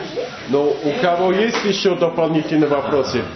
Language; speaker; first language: Russian; non-native, fluent; English